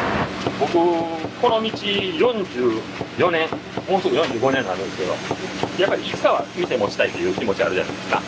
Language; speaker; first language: Japanese; native; Japanese